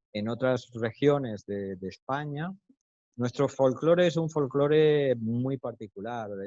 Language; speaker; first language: Spanish; native; Spanish